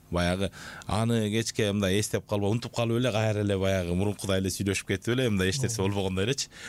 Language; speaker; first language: Kyrgyz; native; Kyrgyz